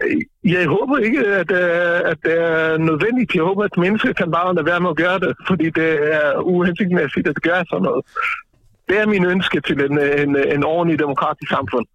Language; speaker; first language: Danish; non-native, fluent; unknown